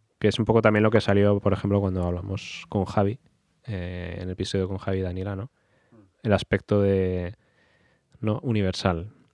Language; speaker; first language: Spanish; native; Spanish